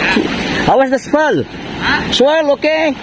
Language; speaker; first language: English; non-native, learner; Indonesian